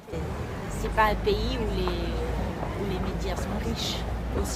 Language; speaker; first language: French; non-native, fluent; Bulgarian